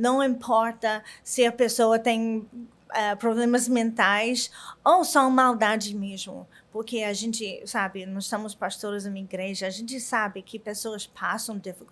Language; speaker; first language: Portuguese; non-native, learner; English